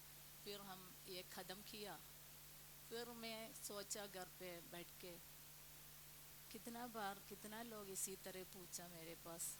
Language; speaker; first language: Hindi; non-native, local second language; Malayalam